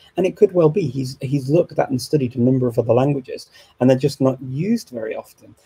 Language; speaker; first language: English; native; English